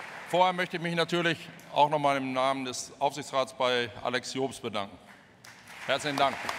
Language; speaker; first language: German; native; German